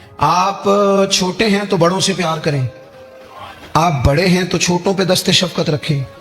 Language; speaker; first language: Urdu; non-native, local second language; Punjabi